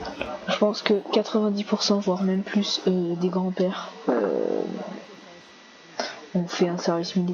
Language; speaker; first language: French; native; French